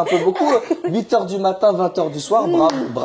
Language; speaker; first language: French; native; French